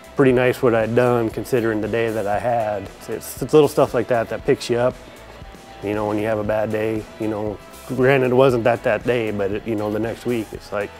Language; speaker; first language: English; native; English